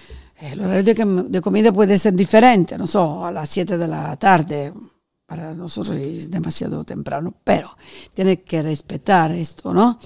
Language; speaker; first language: Spanish; non-native, fluent; Italian